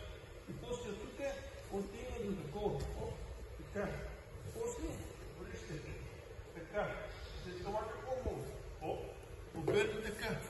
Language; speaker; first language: Bulgarian; non-native, learner; Russian